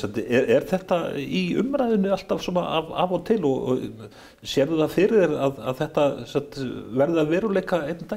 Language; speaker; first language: Icelandic; native; Icelandic